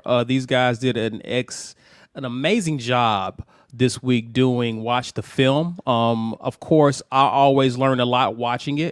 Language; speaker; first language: English; native; English